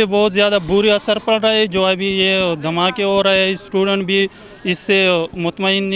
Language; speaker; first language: Hindi; non-native, local second language; Pashto